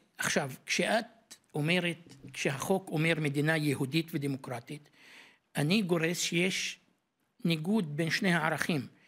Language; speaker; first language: Hebrew; non-native, local second language; Arabic